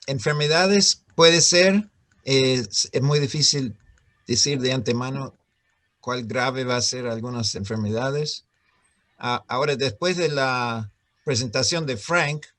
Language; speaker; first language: Spanish; non-native, fluent; English